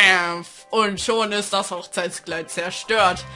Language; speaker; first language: German; native; German